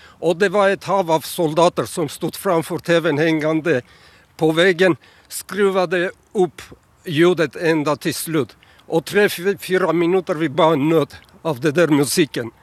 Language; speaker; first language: Swedish; non-native, fluent; Armenian